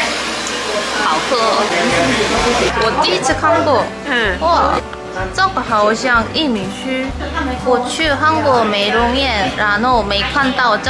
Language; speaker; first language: Chinese; non-native, learner; Korean